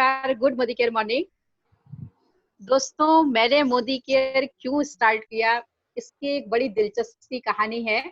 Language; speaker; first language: Hindi; native; Hindi